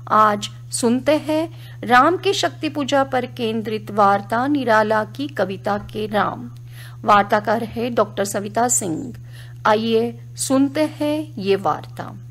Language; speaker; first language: Hindi; non-native, local second language; Marathi